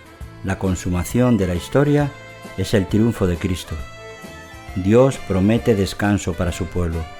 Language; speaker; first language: Spanish; native; Spanish